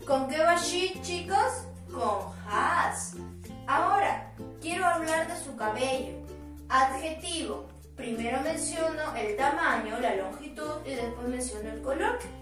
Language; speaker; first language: Spanish; native; Spanish